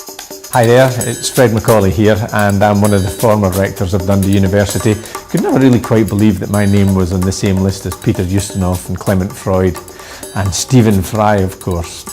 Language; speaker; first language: English; native; English